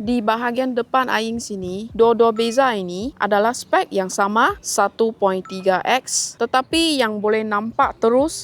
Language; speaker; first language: Malay; native; Malay